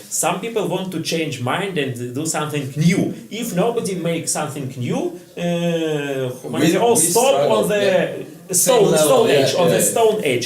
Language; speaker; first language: English; non-native, learner; Russian